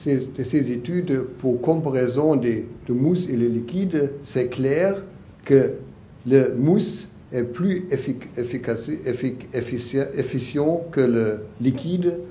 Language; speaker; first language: French; non-native, learner; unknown